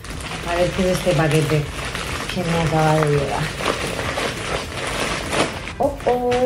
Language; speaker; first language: Spanish; native; Spanish